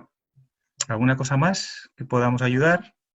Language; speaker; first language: Spanish; native; Spanish